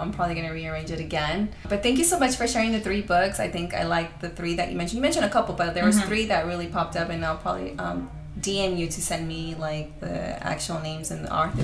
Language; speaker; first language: English; early bilingual, other home language; Spanish